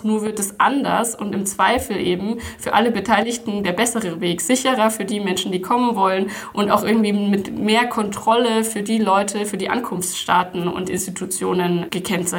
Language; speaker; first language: German; native; German